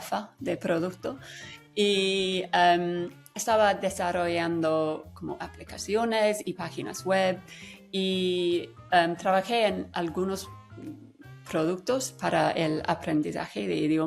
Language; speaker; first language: Spanish; non-native, fluent; English